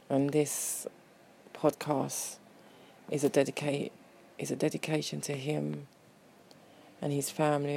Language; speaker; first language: English; native; English